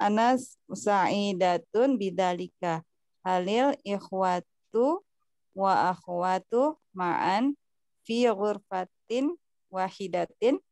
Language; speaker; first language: Arabic; non-native, learner; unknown